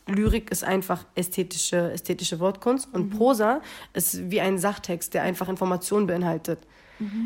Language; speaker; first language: German; early bilingual, other home language; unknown